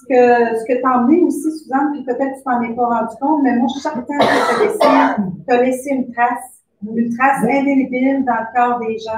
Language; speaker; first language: French; native; French